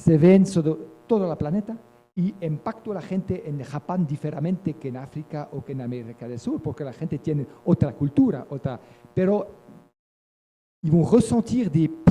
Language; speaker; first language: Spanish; non-native, learner; French